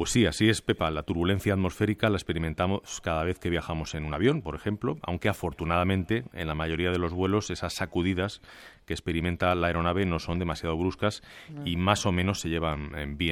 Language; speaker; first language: Spanish; native; Spanish